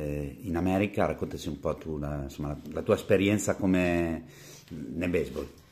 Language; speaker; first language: Italian; native; Italian